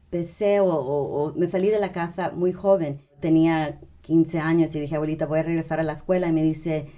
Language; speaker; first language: Spanish; early bilingual, heritage; Spanish